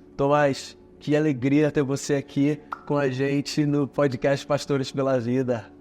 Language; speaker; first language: Portuguese; native; Portuguese